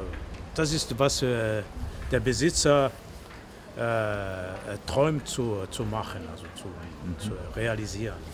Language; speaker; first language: German; non-native, learner; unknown